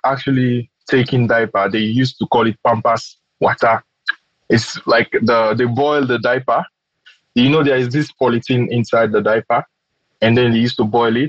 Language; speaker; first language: English; non-native, local second language; Krio